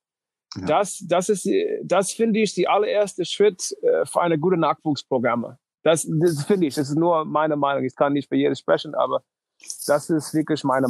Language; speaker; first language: German; non-native, learner; English